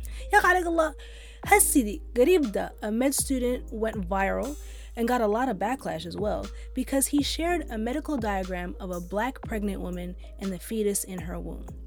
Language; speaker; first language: English; early bilingual, other home language; Arabic